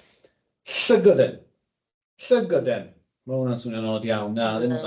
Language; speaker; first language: Welsh; native; Welsh